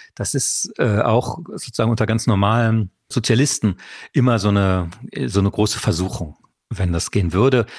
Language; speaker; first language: German; early bilingual, other home language; French